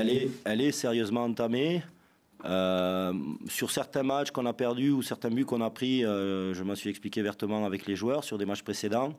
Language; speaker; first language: French; native; French